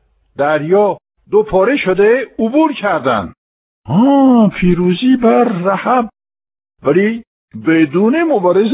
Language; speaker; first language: Persian; non-native, fluent; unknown